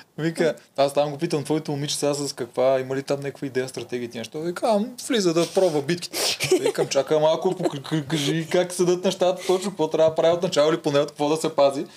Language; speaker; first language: Bulgarian; native; Bulgarian